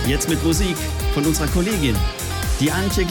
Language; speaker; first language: German; native; German